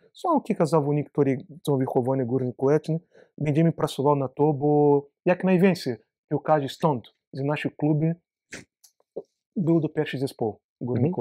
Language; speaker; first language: Polish; non-native, learner; Portuguese